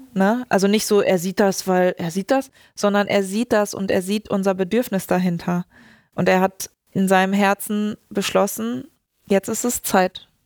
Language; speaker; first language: German; native; German